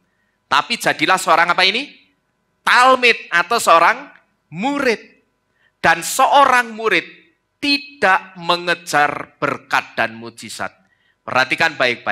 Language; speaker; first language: Indonesian; native; Indonesian